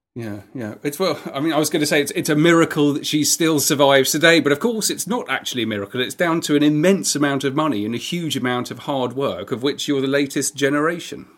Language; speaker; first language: English; native; English